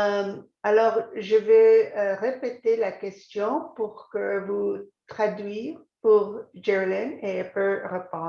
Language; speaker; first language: French; non-native, fluent; English